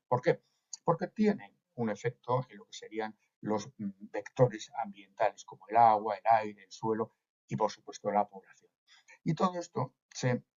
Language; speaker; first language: Spanish; native; Spanish